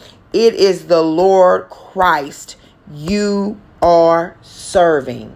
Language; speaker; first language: English; native; English